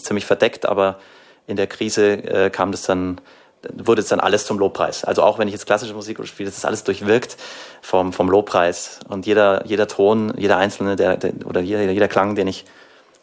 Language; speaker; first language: German; native; German